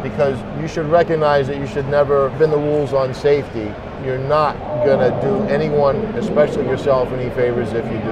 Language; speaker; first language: English; native; English